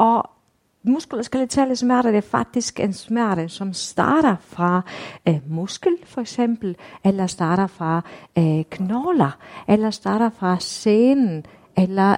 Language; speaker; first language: Danish; non-native, fluent; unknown